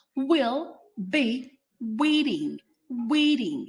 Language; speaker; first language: English; non-native, learner; Ukrainian